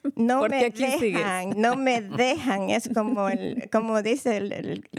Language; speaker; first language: Spanish; early bilingual, heritage; Spanish